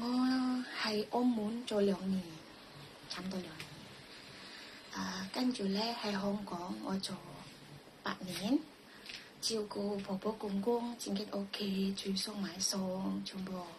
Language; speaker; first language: Cantonese; non-native, learner; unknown